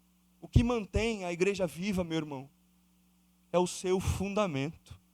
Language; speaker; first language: Portuguese; native; Portuguese